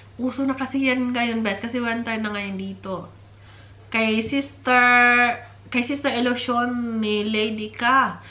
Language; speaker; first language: Filipino; non-native, local second language; Cebuano